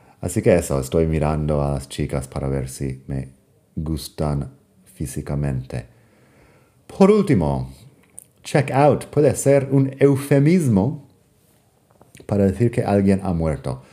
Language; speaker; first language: Spanish; non-native, fluent; English